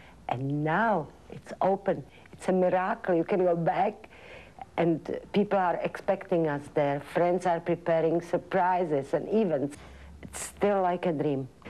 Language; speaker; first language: English; non-native, fluent; Czech